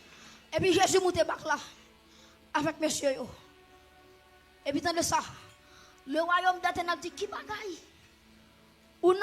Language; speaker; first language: French; non-native, local second language; Haitian Creole